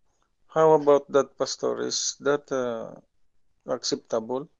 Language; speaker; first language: English; non-native, local second language; Filipino